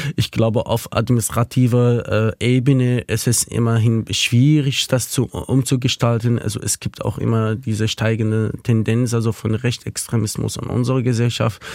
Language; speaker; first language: German; non-native, fluent; Kurdish